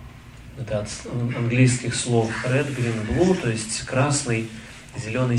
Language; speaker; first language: Russian; native; Russian